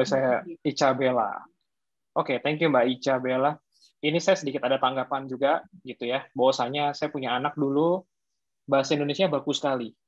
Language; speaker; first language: Indonesian; native; Indonesian